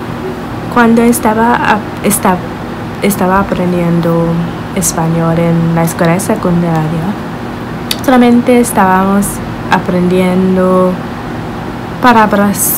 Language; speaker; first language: Spanish; non-native, learner; English